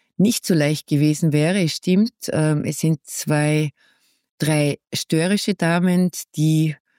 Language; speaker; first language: German; native; German